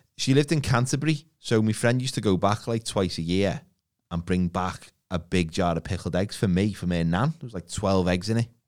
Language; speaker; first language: English; native; English